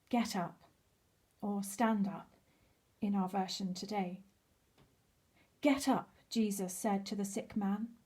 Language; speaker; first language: English; native; English